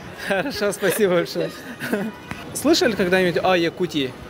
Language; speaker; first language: Russian; non-native, local second language; Yakut